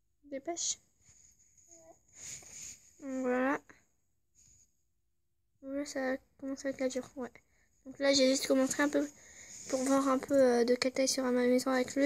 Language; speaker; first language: French; native; French